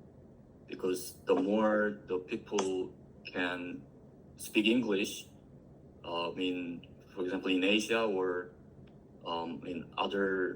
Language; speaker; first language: English; non-native, learner; Korean